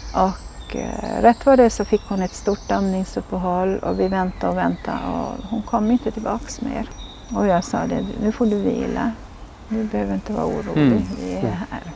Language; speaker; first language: Swedish; native; Swedish